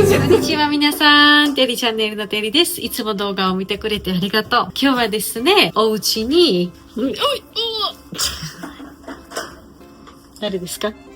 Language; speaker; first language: Japanese; non-native, fluent; Georgian